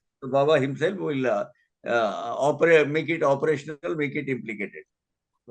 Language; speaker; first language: Hindi; native; Hindi